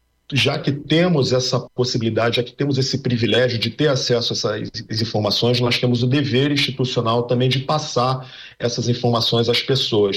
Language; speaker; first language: Portuguese; native; Portuguese